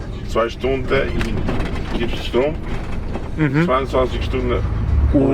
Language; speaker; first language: German; non-native, learner; Albanian